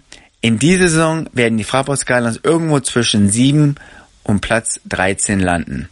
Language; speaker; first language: German; native; German